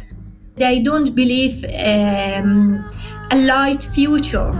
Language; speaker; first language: English; non-native, learner; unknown